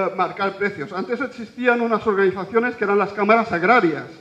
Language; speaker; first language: Spanish; non-native, local second language; Catalan